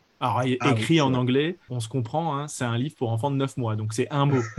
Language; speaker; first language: French; native; French